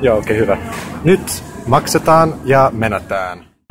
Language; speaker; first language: Finnish; non-native, learner; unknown